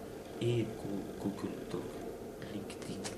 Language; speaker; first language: French; non-native, local second language; Malagasy